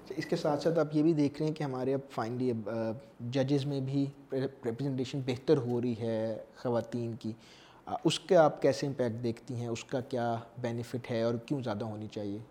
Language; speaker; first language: Urdu; native; Urdu